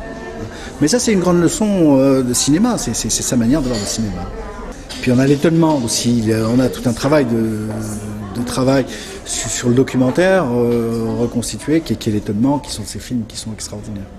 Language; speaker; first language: French; native; French